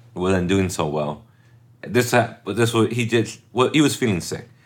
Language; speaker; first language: English; early bilingual, other home language; Spanish